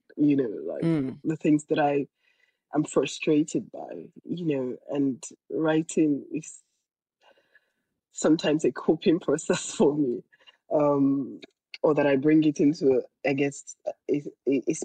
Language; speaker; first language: English; non-native, local second language; Yoruba